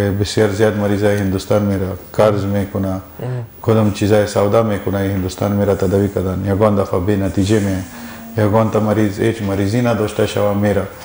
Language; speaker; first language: Persian; non-native, learner; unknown